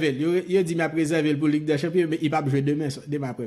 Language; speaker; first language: French; non-native, local second language; Haitian Creole